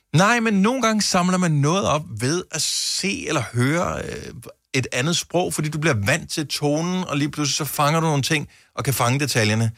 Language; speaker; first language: Danish; native; Danish